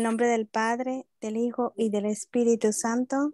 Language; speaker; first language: Spanish; native; Spanish